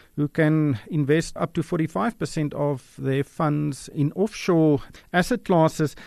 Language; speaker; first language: English; non-native, local second language; Afrikaans